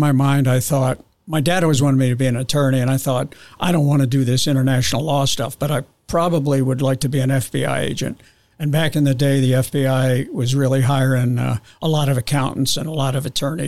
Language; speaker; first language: English; native; English